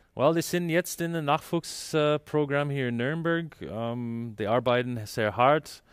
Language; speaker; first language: German; non-native, fluent; English